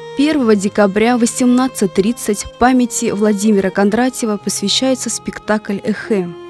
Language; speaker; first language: Russian; native; Russian